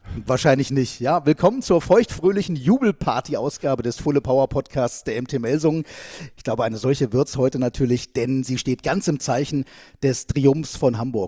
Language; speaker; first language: German; native; German